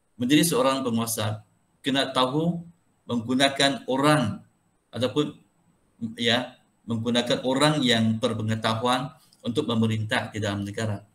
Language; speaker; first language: Malay; non-native, local second language; Chinese